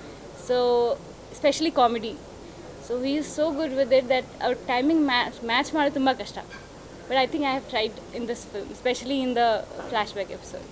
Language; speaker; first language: Kannada; non-native, learner; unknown